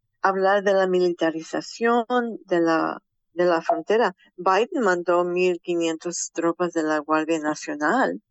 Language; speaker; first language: Spanish; early bilingual, heritage; Spanish